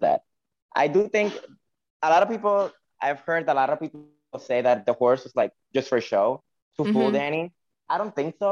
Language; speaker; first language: English; non-native, fluent; Spanish